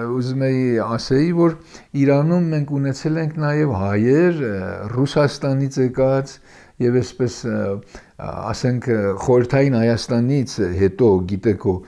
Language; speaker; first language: Armenian; early bilingual, heritage; Armenian